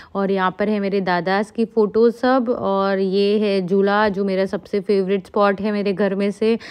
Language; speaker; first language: Hindi; non-native, local second language; Gujarati